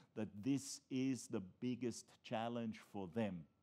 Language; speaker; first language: English; non-native, fluent; German